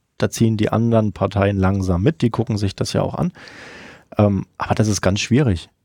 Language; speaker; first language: German; native; German